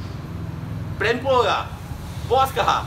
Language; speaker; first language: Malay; non-native, local second language; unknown